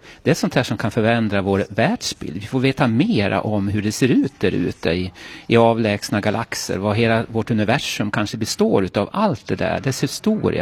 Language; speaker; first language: Swedish; native; Swedish